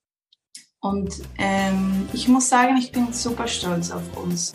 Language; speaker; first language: German; non-native, fluent; Spanish